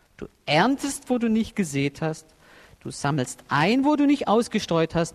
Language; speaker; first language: German; native; German